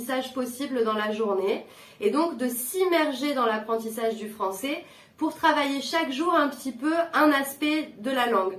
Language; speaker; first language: French; native; French